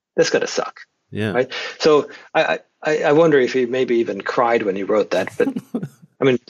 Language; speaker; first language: English; non-native, fluent; Swedish